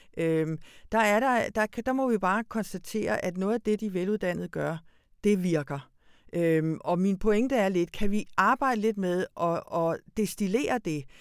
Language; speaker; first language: Danish; early bilingual, other home language; Hungarian